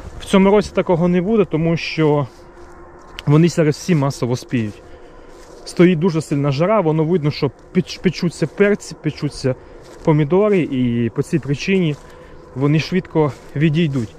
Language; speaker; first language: Ukrainian; native; Ukrainian